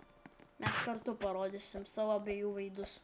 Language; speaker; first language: Lithuanian; native; Lithuanian